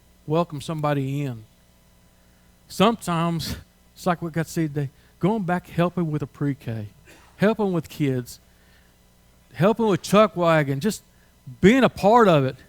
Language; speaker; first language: English; native; English